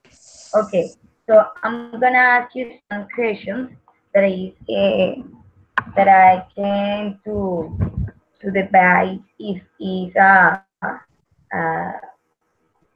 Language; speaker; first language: English; non-native, learner; Spanish